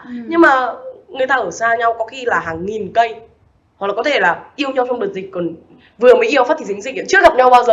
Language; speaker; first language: Vietnamese; native; Vietnamese